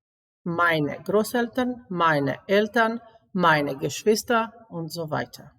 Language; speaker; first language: German; non-native, fluent; Macedonian